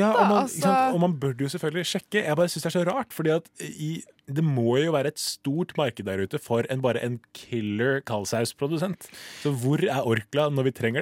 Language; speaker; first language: Norwegian; native; Norwegian